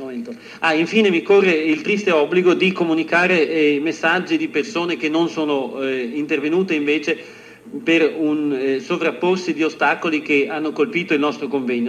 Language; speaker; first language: Italian; native; Italian